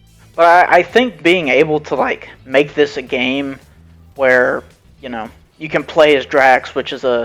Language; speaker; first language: English; native; English